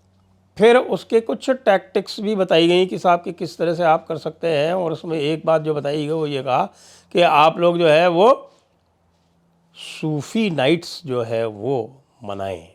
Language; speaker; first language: Hindi; native; Hindi